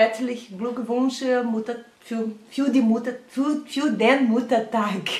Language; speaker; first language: German; non-native, learner; Portuguese